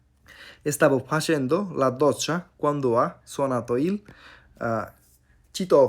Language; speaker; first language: Italian; non-native, fluent; Bangla